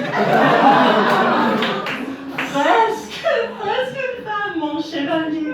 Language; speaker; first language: French; non-native, learner; English